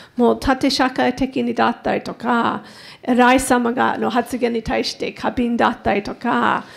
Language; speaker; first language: Japanese; non-native, fluent; English